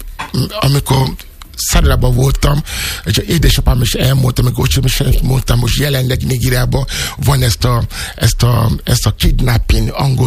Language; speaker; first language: Hungarian; non-native, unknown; Yoruba